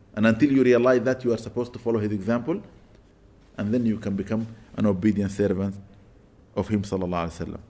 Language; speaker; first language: English; non-native, fluent; Arabic